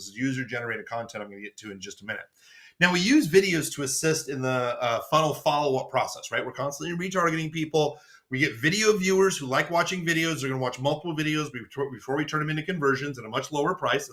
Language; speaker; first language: English; native; English